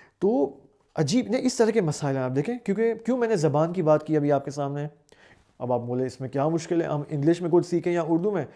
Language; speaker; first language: Urdu; native; Urdu